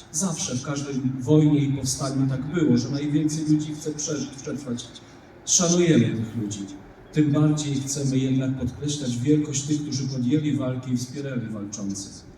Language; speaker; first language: Polish; native; Polish